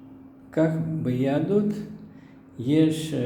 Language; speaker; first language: Hebrew; non-native, fluent; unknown